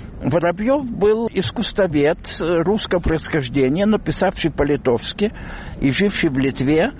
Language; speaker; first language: Russian; non-native, local second language; Lithuanian